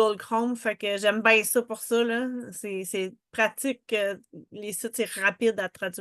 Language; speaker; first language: French; native; French